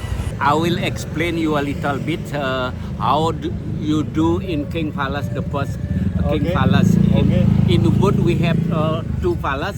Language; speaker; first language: English; non-native, learner; Indonesian